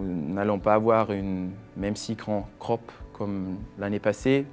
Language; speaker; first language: French; non-native, fluent; Swiss German